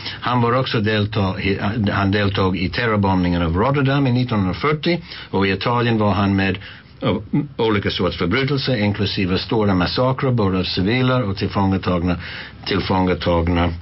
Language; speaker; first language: Swedish; non-native, fluent; English